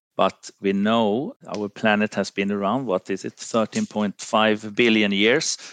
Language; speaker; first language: English; non-native, fluent; Finnish